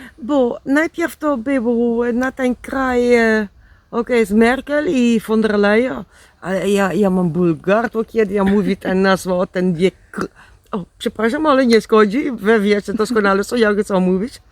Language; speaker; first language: Polish; non-native, learner; Dutch